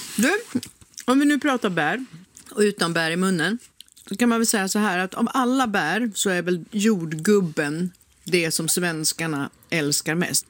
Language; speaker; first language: Swedish; native; Swedish